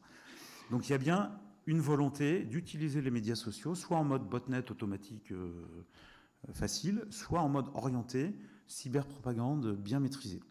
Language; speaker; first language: French; native; French